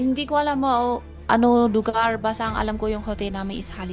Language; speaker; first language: Filipino; non-native, learner; Chinese